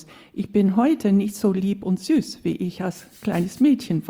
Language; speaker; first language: German; non-native, fluent; English